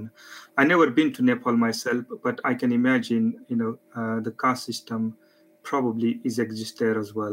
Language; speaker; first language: English; non-native, local second language; Marathi